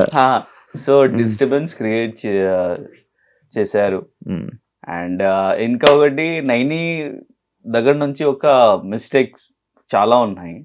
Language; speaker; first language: Telugu; non-native, learner; Hindi